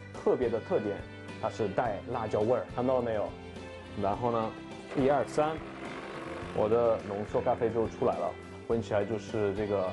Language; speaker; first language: Chinese; non-native, fluent; Italian